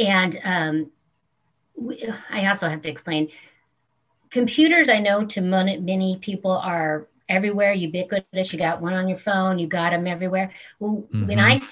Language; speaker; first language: English; native; English